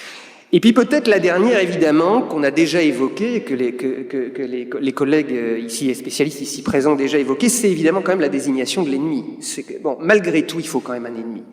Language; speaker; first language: French; native; French